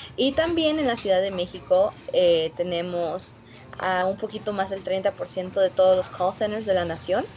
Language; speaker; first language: Spanish; early bilingual, heritage; Spanish